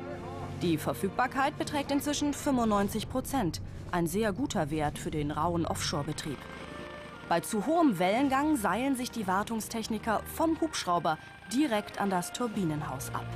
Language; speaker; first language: German; native; German